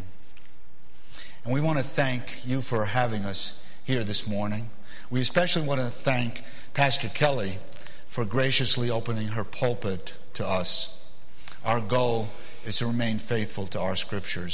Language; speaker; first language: English; early bilingual, other home language; Arabic